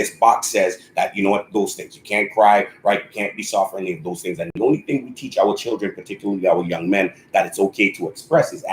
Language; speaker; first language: English; native; English